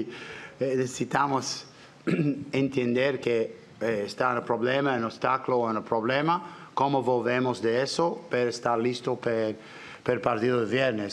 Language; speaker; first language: Spanish; non-native, learner; English